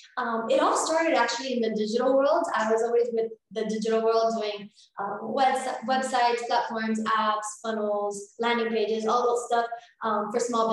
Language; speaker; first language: English; early bilingual, other home language; Spanish